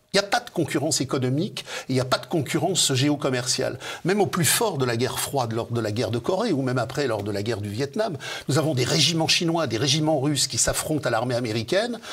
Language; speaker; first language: French; native; French